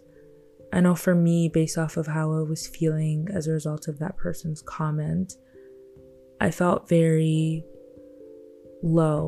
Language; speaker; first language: English; non-native, local second language; Yoruba